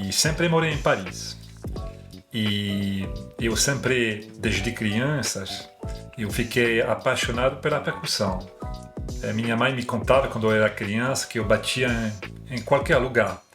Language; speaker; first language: Portuguese; non-native, fluent; French